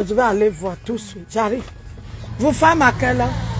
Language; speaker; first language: French; non-native, learner; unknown